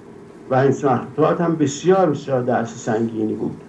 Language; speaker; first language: Persian; native; Persian